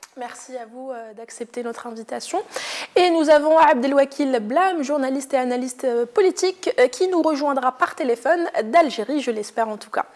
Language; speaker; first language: French; non-native, local second language; Arabic